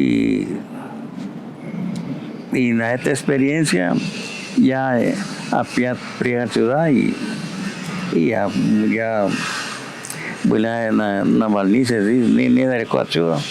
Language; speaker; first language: Russian; non-native, learner; Spanish